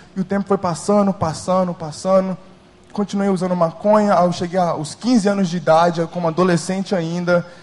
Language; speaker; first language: Portuguese; early bilingual, heritage; English